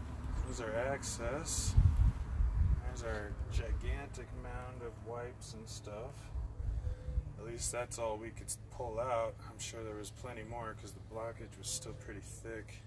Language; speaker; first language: English; native; English